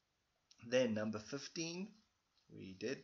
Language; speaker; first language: English; non-native, local second language; Afrikaans